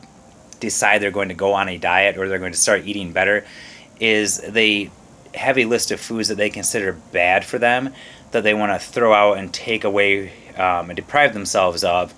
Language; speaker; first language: English; native; English